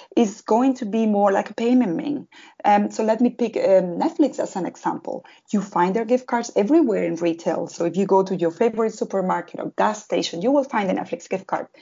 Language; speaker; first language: English; non-native, fluent; Spanish